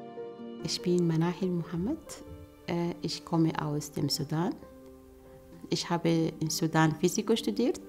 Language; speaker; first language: German; non-native, learner; Arabic